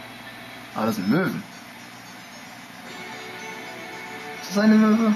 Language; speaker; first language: German; native; German